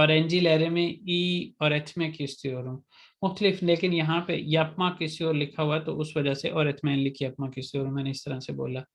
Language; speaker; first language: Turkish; non-native, fluent; Urdu